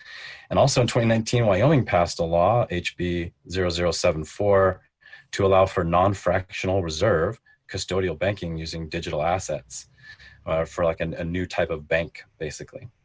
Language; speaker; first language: English; native; English